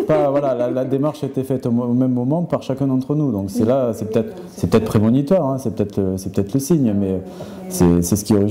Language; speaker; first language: French; native; French